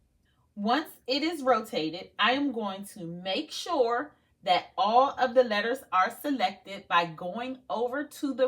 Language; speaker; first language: English; native; English